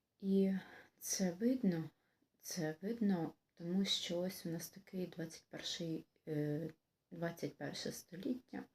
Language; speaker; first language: Ukrainian; native; Ukrainian